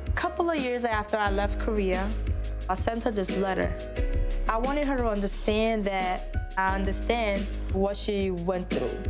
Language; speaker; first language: English; non-native, fluent; Korean